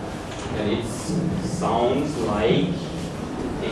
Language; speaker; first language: English; non-native, fluent; German